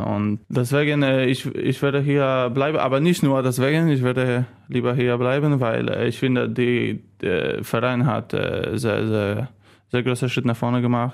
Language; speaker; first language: German; non-native, learner; Polish